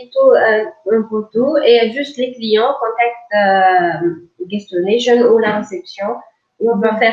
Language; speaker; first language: French; non-native, local second language; Arabic